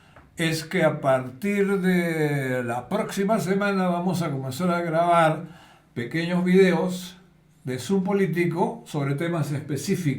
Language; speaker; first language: Spanish; native; Spanish